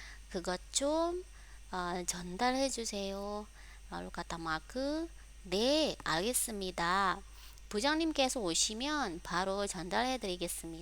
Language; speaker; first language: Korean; non-native, fluent; Indonesian